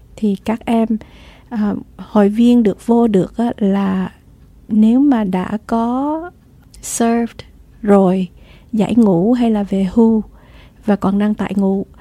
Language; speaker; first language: Vietnamese; early bilingual, heritage; Vietnamese